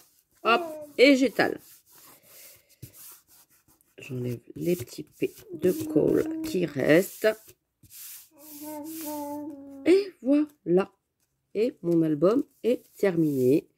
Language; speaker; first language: French; native; French